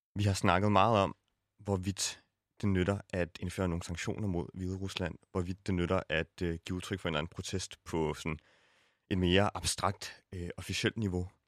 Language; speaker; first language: Danish; native; Danish